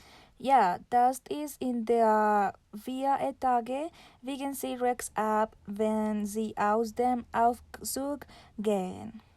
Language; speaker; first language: German; non-native, learner; Spanish